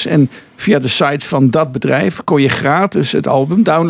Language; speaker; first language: Dutch; native; Dutch